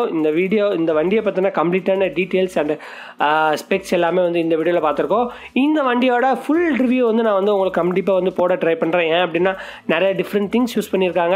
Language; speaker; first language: Tamil; native; Tamil